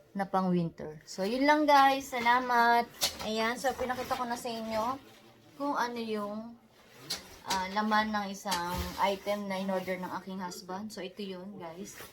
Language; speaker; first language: Filipino; native; Filipino